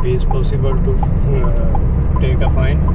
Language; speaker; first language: English; non-native, learner; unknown